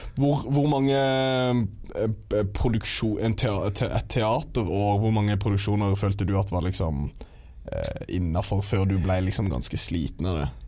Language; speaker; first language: Norwegian; native; Norwegian